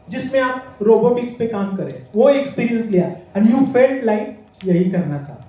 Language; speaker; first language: Hindi; non-native, local second language; Marathi